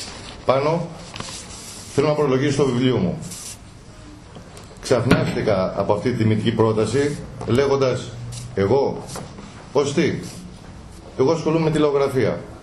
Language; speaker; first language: Greek; native; Greek